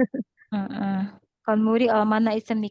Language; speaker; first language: Korean; non-native, fluent; Indonesian